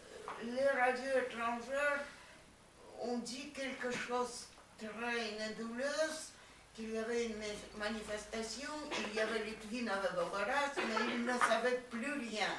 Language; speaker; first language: French; non-native, fluent; Russian